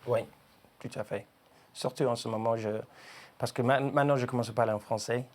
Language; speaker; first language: French; non-native, learner; English